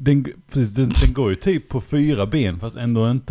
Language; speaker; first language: Swedish; native; Swedish